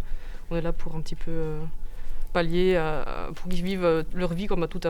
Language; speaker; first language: French; native; French